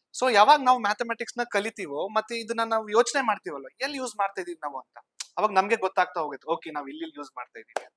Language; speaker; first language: Kannada; native; Kannada